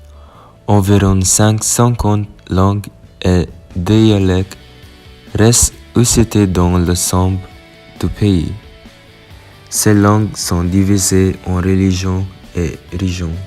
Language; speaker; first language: French; non-native, learner; Filipino